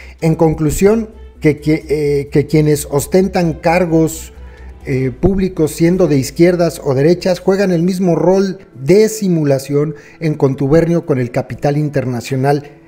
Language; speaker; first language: Spanish; native; Spanish